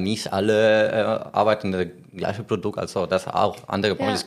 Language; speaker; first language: German; non-native, learner; Spanish